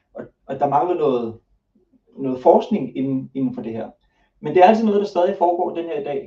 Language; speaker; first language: Danish; early bilingual, other home language; Kalaallisut